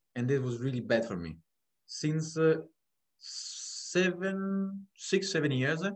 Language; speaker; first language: English; non-native, fluent; Italian